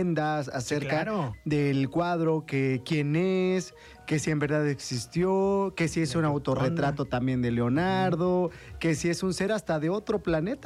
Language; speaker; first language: Spanish; native; Spanish